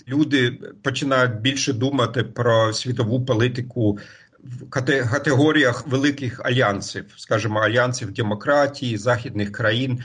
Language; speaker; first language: Ukrainian; non-native, fluent; German